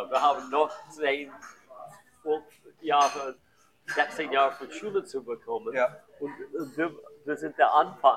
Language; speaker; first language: German; non-native, learner; English